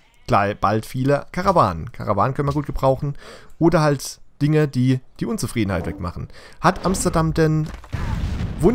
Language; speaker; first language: German; native; German